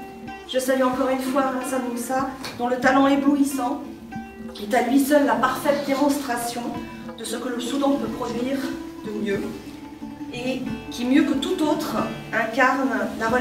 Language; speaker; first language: French; native; French